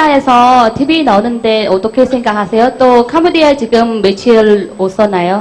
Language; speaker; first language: Korean; non-native, learner; Khmer